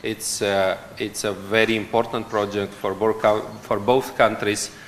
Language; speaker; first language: English; non-native, fluent; Romanian